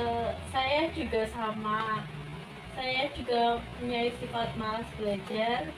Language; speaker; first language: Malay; non-native, local second language; Javanese